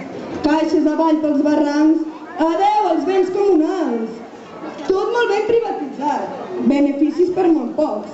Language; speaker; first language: Catalan; native; Catalan